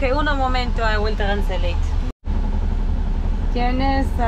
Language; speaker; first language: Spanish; non-native, learner; Hebrew